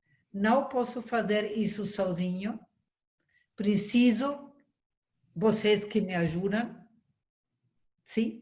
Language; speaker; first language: Portuguese; non-native, fluent; German